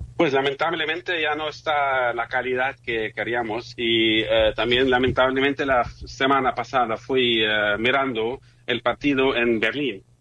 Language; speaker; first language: Spanish; non-native, fluent; German